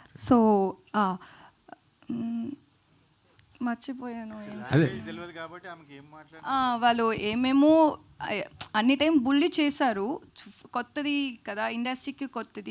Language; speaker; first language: Telugu; non-native, local second language; Tamil